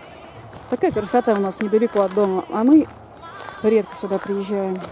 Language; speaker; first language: Russian; native; Russian